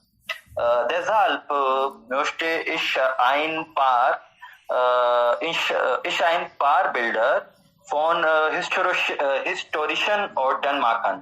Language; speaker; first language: German; non-native, learner; Hindi